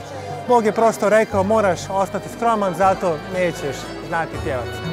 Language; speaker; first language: Croatian; native; Croatian